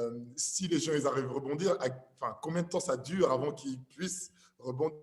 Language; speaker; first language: French; native; French